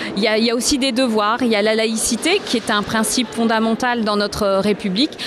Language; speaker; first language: French; native; French